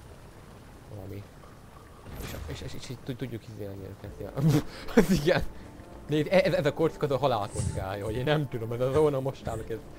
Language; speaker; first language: Hungarian; native; Hungarian